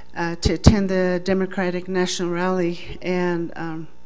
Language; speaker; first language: English; native; English